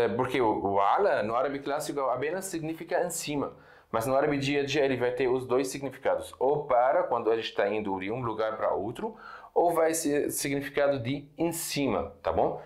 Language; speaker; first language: Portuguese; non-native, fluent; Arabic